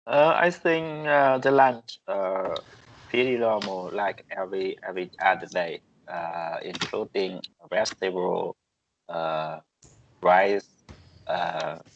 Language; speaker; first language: English; non-native, learner; Vietnamese